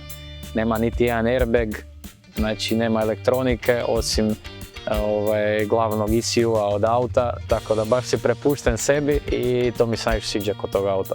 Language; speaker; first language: Croatian; native; Croatian